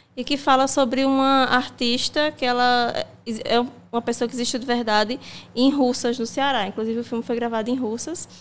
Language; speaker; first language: Portuguese; native; Portuguese